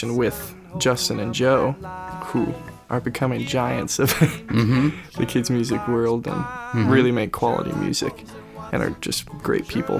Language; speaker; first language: English; native; English